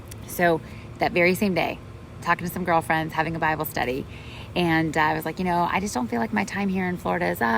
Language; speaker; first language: English; native; English